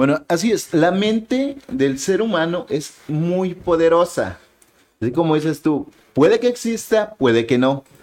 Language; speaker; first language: Spanish; native; Spanish